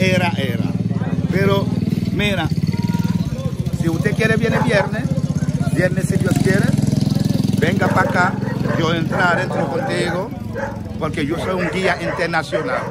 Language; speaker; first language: Spanish; non-native, fluent; Haitian Creole